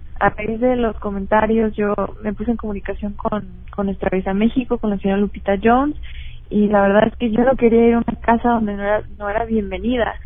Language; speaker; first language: Spanish; native; Spanish